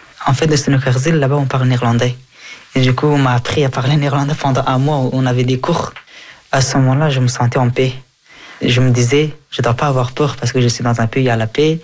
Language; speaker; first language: French; early bilingual, other home language; Persian